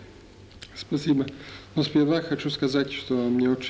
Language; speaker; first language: Russian; non-native, learner; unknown